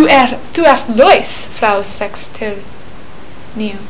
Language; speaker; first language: Icelandic; non-native, learner; English